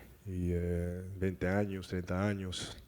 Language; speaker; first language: Spanish; non-native, learner; English